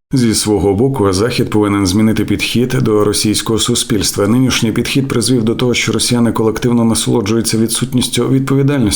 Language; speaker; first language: Ukrainian; native; Ukrainian